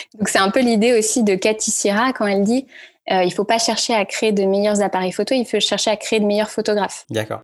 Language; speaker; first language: French; native; French